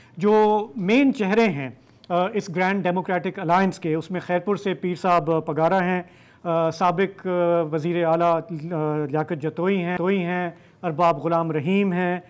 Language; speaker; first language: Urdu; non-native, local second language; Sindhi